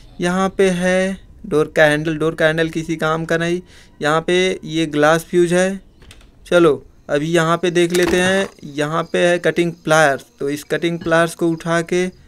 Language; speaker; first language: Hindi; native; Hindi